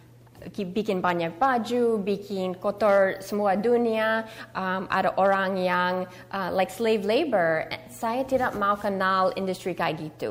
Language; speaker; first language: Indonesian; early bilingual, heritage; Indonesian